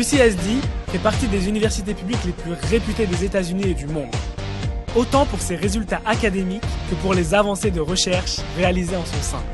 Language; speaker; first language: French; native; French